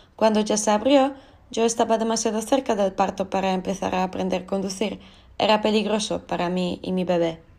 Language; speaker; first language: Spanish; non-native, learner; Polish